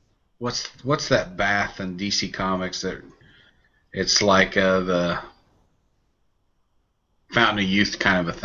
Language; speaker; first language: English; native; English